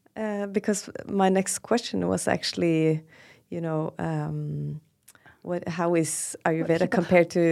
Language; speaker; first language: English; non-native, fluent; Norwegian